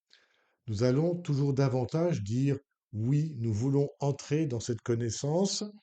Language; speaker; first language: French; native; French